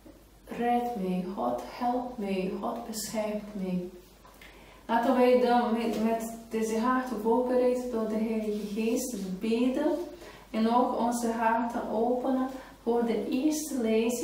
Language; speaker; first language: Dutch; non-native, fluent; Portuguese